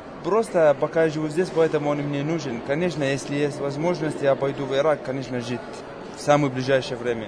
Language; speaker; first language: Russian; non-native, fluent; Arabic